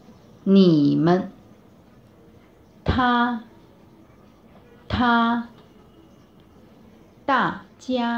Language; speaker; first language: Chinese; non-native, fluent; Bangla